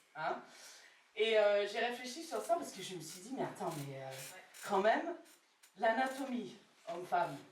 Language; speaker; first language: French; non-native, fluent; English